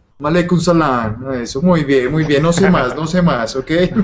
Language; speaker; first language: Spanish; native; Spanish